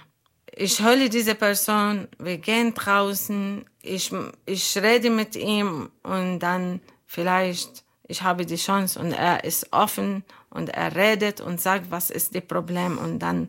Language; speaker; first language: German; non-native, learner; Arabic